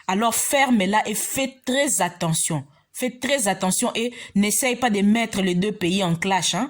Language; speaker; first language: French; non-native, local second language; Lingala